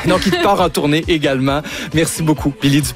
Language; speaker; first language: French; native; French